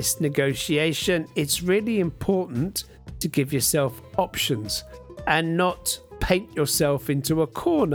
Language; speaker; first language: English; native; English